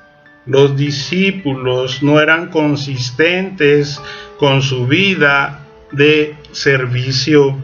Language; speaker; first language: Spanish; native; Spanish